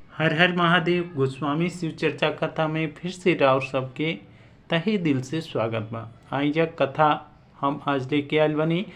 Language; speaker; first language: Bhojpuri; non-native, local second language; Awadhi